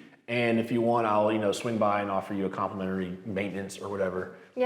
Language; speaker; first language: English; native; English